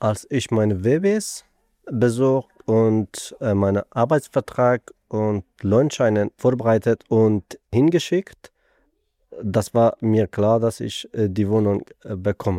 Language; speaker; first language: German; non-native, learner; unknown